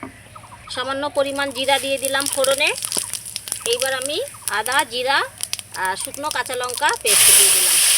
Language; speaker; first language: Bangla; native; Bangla